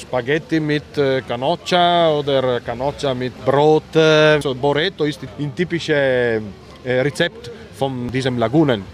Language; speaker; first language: German; non-native, learner; Italian